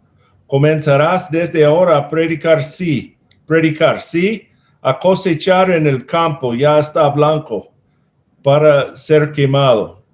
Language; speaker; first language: Spanish; non-native, fluent; English